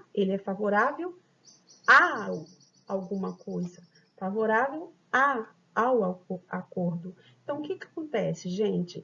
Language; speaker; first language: Portuguese; native; Portuguese